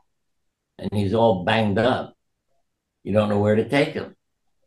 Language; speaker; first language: English; native; English